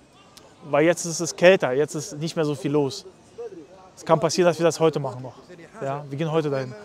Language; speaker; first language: German; native; German